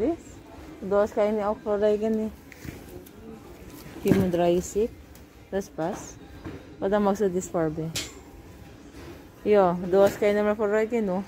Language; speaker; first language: German; non-native, learner; Filipino